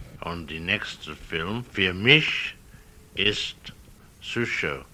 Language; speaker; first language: German; non-native, learner; English